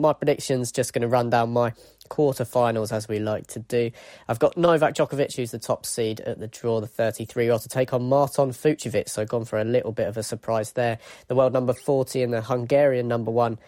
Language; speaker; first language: English; native; English